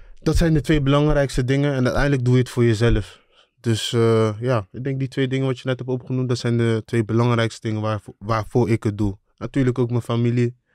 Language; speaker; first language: Dutch; early bilingual, other home language; Akan